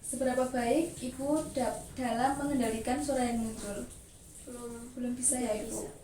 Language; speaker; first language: Indonesian; native; Indonesian